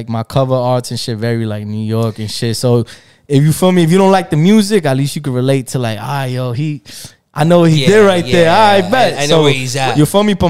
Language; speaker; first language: English; early bilingual, other home language; Spanish